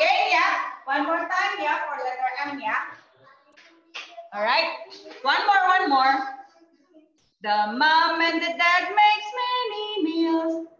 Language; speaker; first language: English; non-native, learner; Indonesian